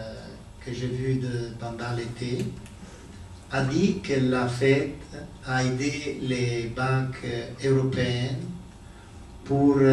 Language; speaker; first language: French; non-native, learner; Italian